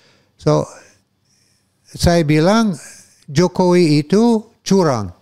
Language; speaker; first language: Indonesian; non-native, fluent; English